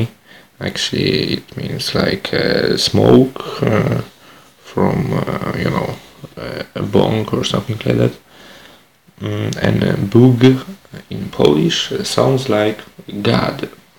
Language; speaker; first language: English; non-native, fluent; Polish